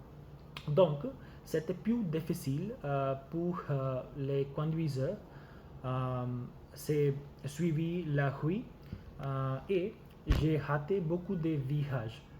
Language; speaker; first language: French; non-native, learner; Gujarati